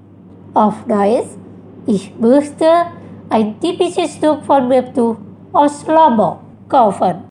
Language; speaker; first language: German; non-native, learner; Indonesian